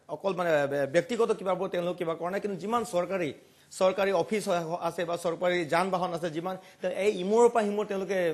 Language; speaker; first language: Assamese; non-native, local second language; Karbi